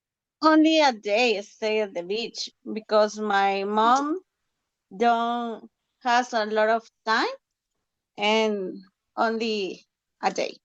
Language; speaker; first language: English; non-native, learner; Spanish